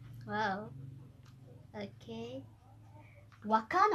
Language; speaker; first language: English; non-native, local second language; Malay